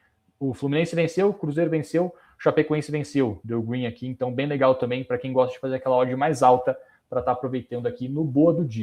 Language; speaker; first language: Portuguese; native; Portuguese